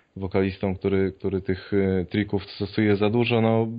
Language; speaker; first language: Polish; native; Polish